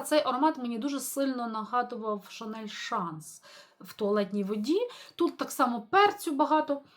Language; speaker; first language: Ukrainian; native; Ukrainian